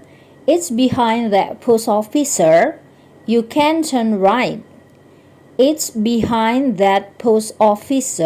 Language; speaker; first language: English; non-native, fluent; Indonesian